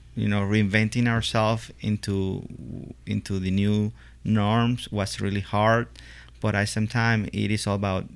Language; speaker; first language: English; non-native, fluent; Spanish